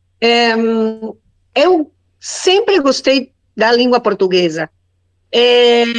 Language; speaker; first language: Portuguese; non-native, learner; Spanish